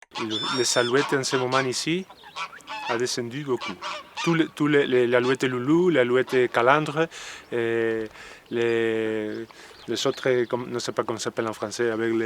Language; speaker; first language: French; non-native, learner; Spanish